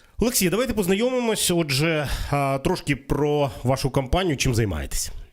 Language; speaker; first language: Ukrainian; native; Ukrainian